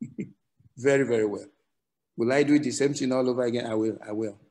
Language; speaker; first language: English; non-native, local second language; Yoruba